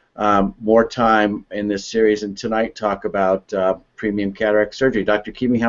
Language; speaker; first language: English; native; English